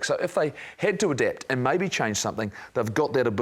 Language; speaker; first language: English; native; English